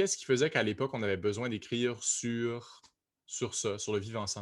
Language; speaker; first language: French; native; French